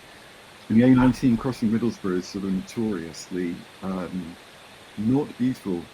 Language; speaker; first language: English; native; English